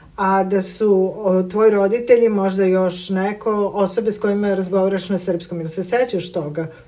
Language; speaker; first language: Serbian; native; Serbian